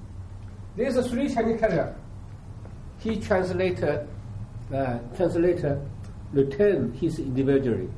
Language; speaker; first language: English; non-native, learner; Chinese